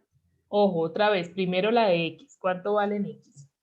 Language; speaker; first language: Spanish; native; Spanish